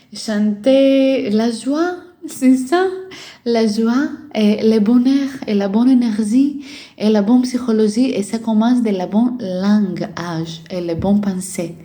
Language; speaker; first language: French; non-native, fluent; Greek